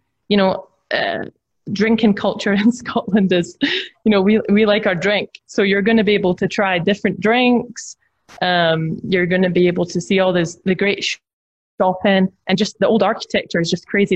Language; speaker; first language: English; native; English